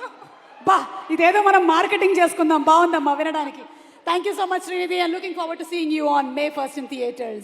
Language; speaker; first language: Telugu; native; Telugu